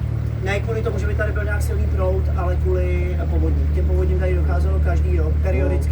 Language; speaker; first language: Czech; native; Czech